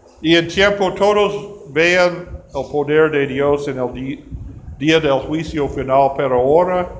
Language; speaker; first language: Spanish; non-native, fluent; English